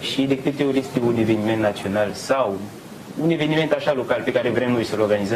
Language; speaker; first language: Romanian; non-native, fluent; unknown